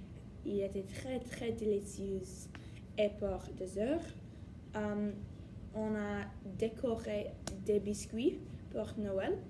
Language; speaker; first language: French; non-native, learner; English